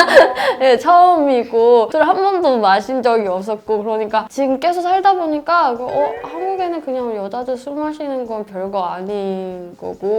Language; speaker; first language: Korean; non-native, fluent; Burmese